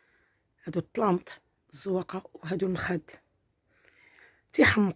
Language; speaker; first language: Arabic; native; Arabic